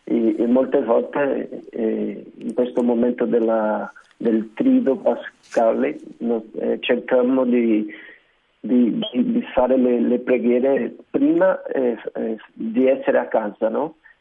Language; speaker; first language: Italian; non-native, learner; Portuguese